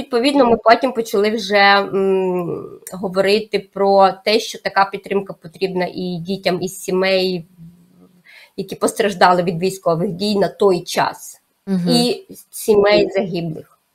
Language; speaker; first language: Ukrainian; native; Ukrainian